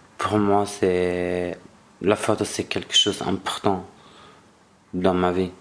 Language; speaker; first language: French; non-native, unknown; Arabic